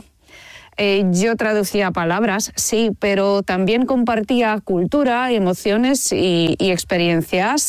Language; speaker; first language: Spanish; non-native, fluent; Polish